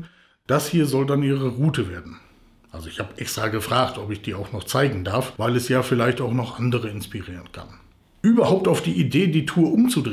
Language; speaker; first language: German; native; German